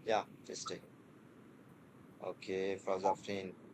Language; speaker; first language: German; non-native, fluent; Bangla